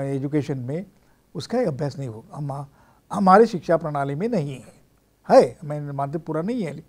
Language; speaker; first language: Hindi; non-native, local second language; Marathi